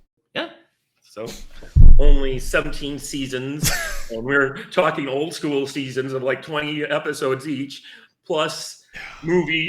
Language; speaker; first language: English; native; English